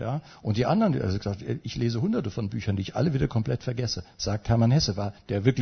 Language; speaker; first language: German; native; German